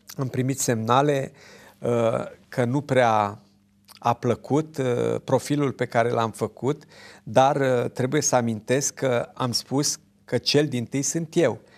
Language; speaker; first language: Romanian; native; Romanian